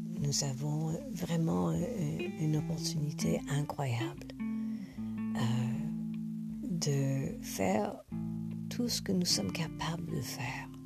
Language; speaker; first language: French; non-native, fluent; English